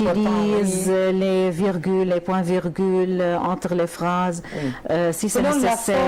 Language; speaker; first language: French; non-native, fluent; Arabic